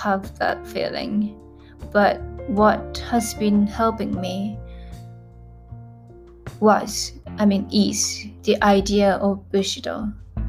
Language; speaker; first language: English; non-native, fluent; Japanese